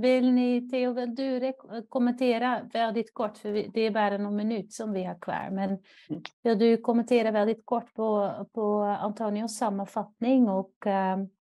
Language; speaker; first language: Swedish; non-native, fluent; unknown